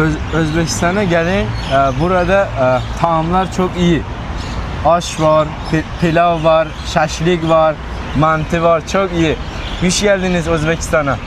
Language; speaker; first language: Turkish; non-native, learner; Uzbek